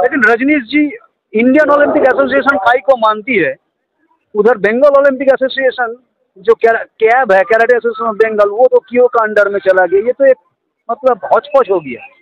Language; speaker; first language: Hindi; non-native, local second language; Bangla